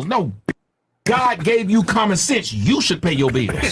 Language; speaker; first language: English; native; English